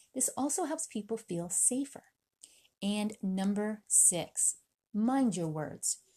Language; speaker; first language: English; native; English